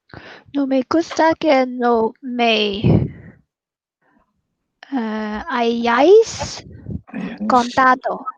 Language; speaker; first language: Spanish; non-native, learner; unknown